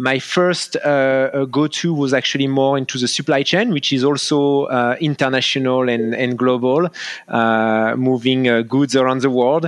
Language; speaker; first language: English; non-native, fluent; French